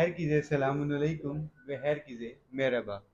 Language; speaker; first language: Turkish; non-native, learner; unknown